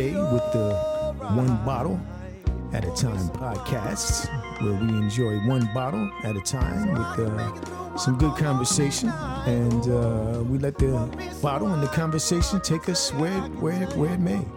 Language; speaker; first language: English; native; English